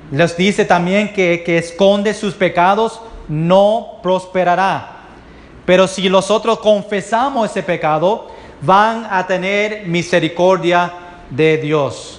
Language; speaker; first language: Spanish; early bilingual, heritage; Spanish